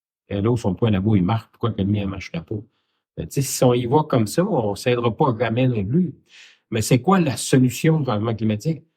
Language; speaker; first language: French; native; French